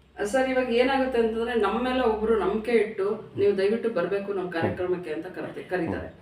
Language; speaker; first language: Kannada; native; Kannada